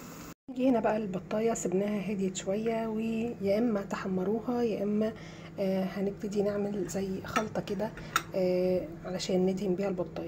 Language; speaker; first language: Arabic; native; Arabic